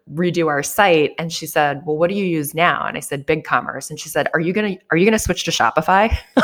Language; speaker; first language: English; native; English